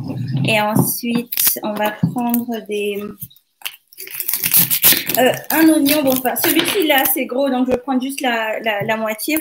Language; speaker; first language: French; non-native, local second language; Lingala